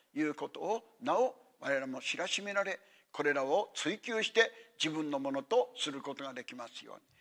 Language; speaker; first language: Japanese; native; Japanese